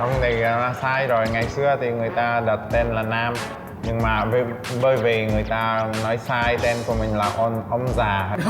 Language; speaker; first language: Vietnamese; non-native, fluent; Czech